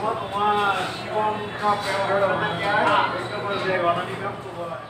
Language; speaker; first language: Hindi; non-native, local second language; Bangla